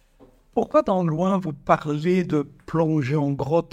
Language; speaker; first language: French; native; French